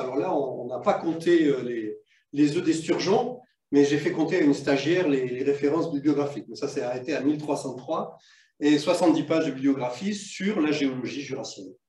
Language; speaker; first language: French; native; French